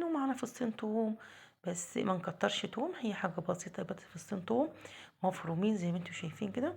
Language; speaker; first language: Arabic; native; Arabic